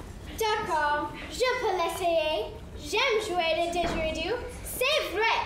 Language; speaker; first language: French; non-native, learner; English